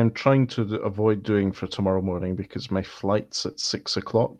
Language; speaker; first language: English; native; English